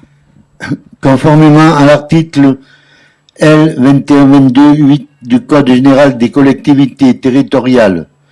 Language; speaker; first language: French; native; French